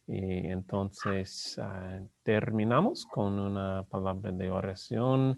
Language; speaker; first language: Spanish; non-native, learner; English